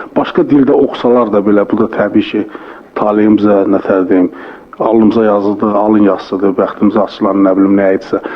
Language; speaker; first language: Azerbaijani; native; Azerbaijani